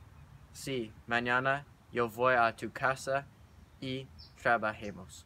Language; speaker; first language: Spanish; non-native, learner; English